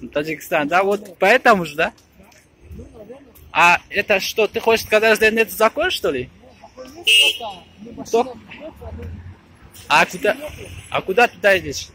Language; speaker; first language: Russian; non-native, fluent; Tajik